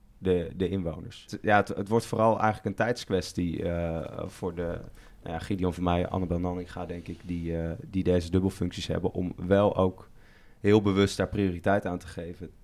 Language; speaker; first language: Dutch; native; Dutch